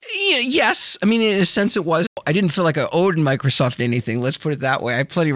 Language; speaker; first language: English; native; English